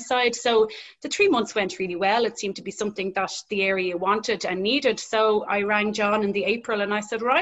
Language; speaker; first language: English; native; English